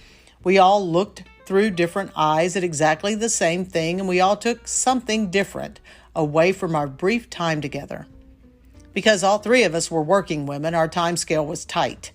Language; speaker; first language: English; native; English